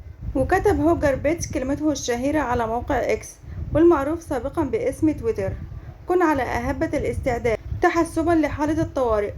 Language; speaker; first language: Arabic; native; Arabic